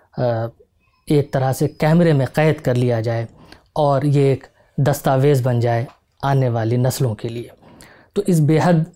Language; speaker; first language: Hindi; native; Hindi